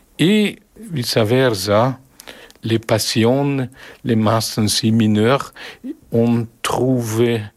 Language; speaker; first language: French; non-native, learner; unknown